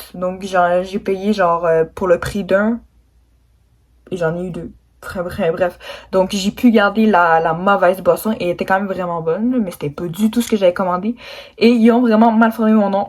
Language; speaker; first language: French; native; French